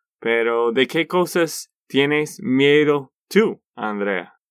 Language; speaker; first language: Spanish; non-native, learner; English